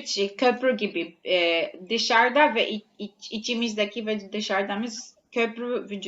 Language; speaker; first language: Turkish; non-native, learner; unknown